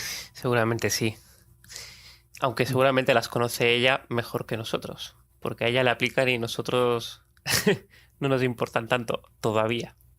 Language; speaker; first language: Spanish; native; Spanish